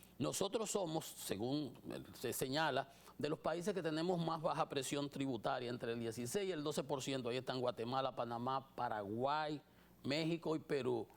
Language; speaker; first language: Spanish; native; Spanish